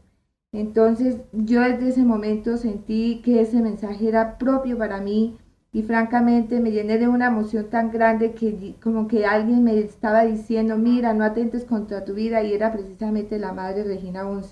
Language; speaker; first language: Spanish; native; Spanish